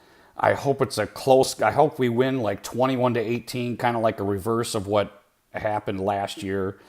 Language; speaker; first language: English; native; English